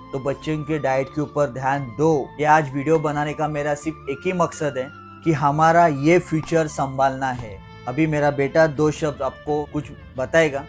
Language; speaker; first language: Hindi; non-native, local second language; Marathi